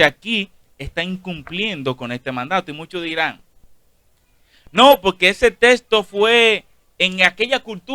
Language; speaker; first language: Spanish; native; Spanish